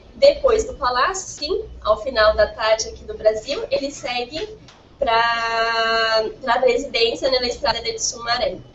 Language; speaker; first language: Italian; non-native, learner; Portuguese